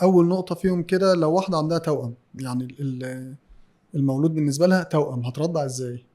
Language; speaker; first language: Arabic; native; Arabic